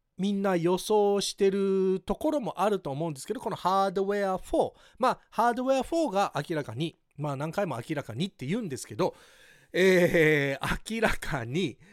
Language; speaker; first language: Japanese; early bilingual, heritage; Japanese